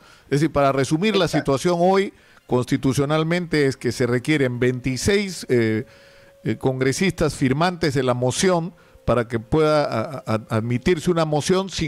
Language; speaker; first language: Spanish; native; Spanish